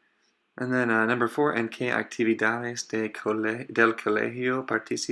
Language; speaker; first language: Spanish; non-native, fluent; English